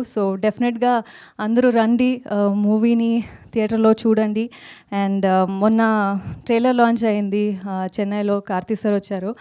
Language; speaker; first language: Telugu; non-native, fluent; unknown